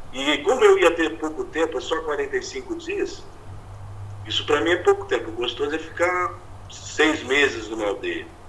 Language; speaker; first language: Portuguese; native; Portuguese